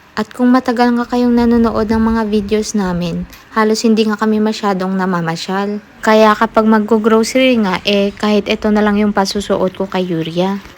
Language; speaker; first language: Filipino; native; Filipino